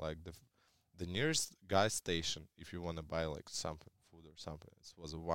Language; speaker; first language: English; non-native, learner; Russian